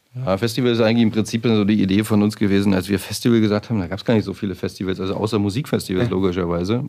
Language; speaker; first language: German; native; German